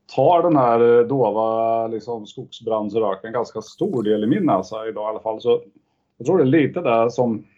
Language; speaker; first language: Swedish; non-native, fluent; English